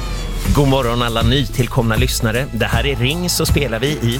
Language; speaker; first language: Swedish; native; Swedish